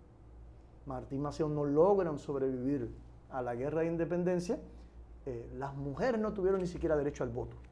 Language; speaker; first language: Spanish; native; Spanish